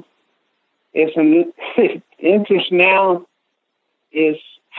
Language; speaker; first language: English; native; English